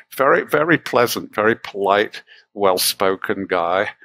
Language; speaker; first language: English; native; English